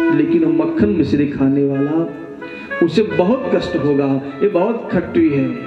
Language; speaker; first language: Hindi; native; Hindi